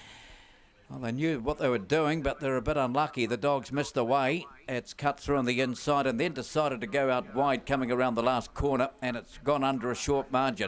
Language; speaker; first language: English; native; English